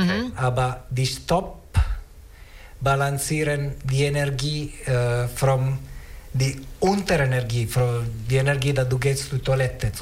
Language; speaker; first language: German; non-native, learner; Italian